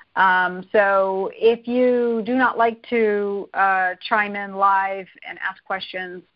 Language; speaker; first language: English; native; English